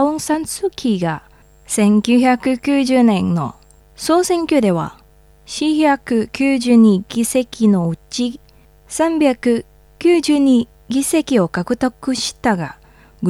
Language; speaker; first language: Japanese; non-native, fluent; Indonesian